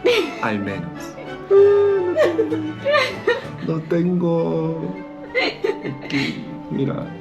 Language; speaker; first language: Spanish; non-native, learner; Korean